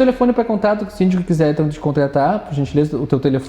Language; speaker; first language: Portuguese; native; Portuguese